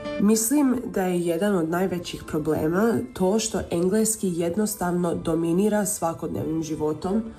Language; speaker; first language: Croatian; early bilingual, heritage; Croatian